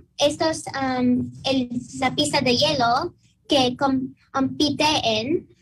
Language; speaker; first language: Spanish; early bilingual, heritage; Spanish